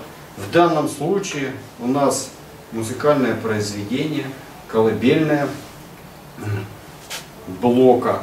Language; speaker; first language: Russian; native; Russian